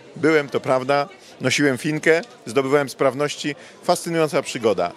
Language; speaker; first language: Polish; native; Polish